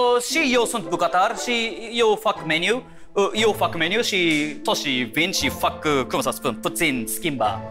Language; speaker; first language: Romanian; non-native, learner; Japanese